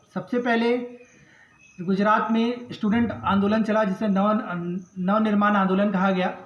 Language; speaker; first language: Hindi; native; Hindi